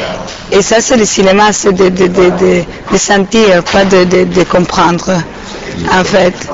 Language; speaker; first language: French; non-native, learner; Italian